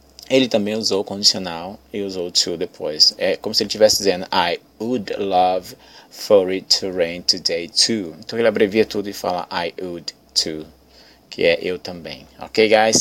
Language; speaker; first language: Portuguese; native; Portuguese